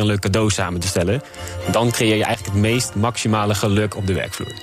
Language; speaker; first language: Dutch; native; Dutch